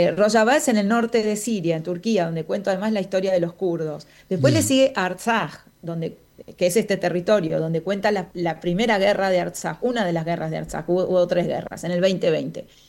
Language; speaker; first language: Spanish; native; Spanish